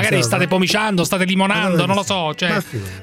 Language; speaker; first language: Italian; native; Italian